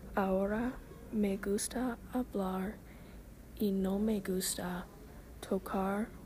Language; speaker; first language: Spanish; non-native, learner; English